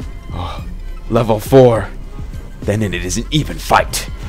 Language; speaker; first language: English; native; English